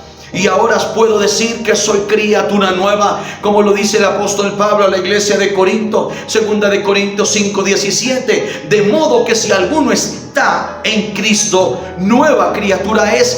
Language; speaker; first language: Spanish; native; Spanish